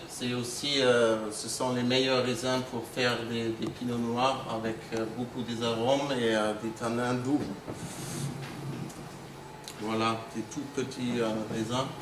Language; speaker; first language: French; non-native, fluent; German